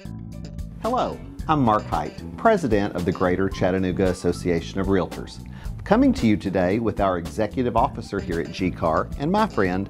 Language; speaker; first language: English; native; English